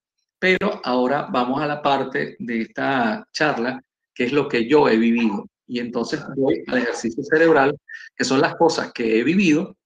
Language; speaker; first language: Spanish; native; Spanish